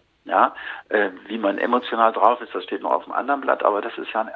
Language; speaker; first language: German; native; German